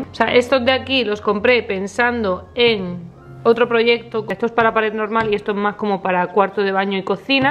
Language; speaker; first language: Spanish; native; Spanish